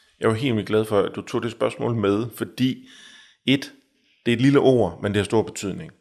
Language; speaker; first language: Danish; native; Danish